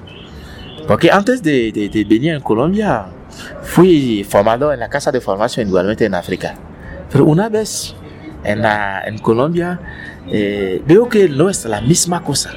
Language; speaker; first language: Spanish; non-native, learner; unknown